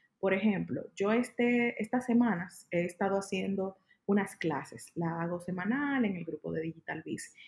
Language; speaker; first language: Spanish; native; Spanish